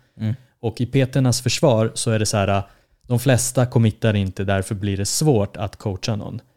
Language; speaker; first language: Swedish; early bilingual, other home language; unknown